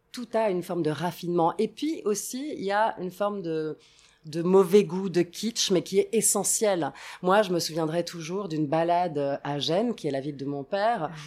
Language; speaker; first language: French; non-native, fluent; Italian